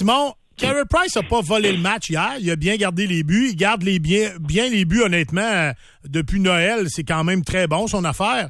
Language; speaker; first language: French; native; French